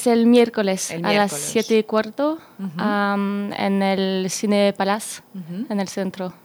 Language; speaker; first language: Spanish; non-native, fluent; French